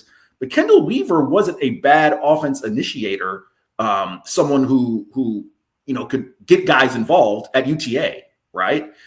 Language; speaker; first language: English; native; English